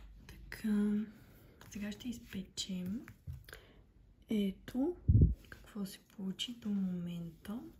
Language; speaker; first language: Bulgarian; native; Bulgarian